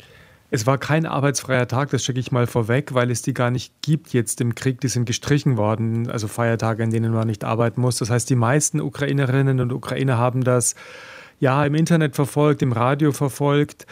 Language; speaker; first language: German; native; German